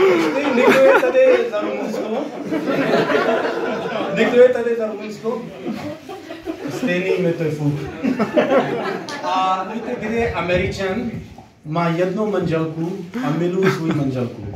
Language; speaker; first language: Czech; non-native, learner; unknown